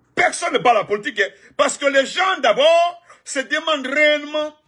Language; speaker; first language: French; non-native, local second language; Fula